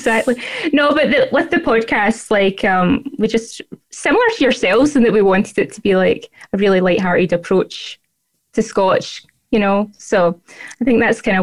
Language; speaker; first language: English; native; English